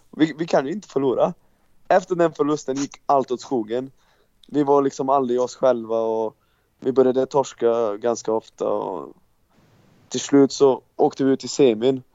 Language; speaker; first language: Swedish; non-native, fluent; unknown